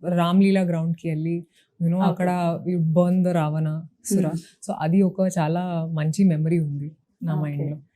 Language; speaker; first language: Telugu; non-native, local second language; Hindi